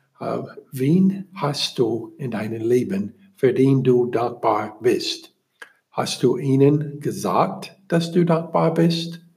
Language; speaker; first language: German; non-native, learner; English